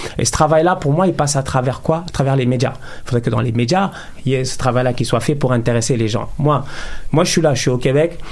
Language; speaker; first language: French; non-native, local second language; Wolof